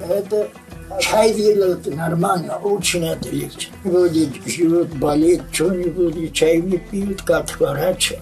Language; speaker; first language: Russian; non-native, local second language; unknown